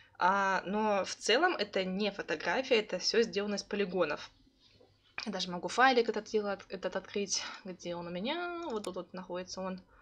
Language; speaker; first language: Russian; early bilingual, heritage; Russian